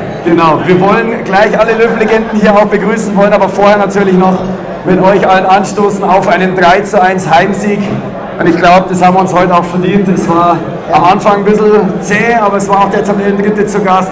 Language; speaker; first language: German; native; German